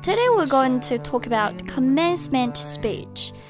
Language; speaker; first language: English; non-native, fluent; Chinese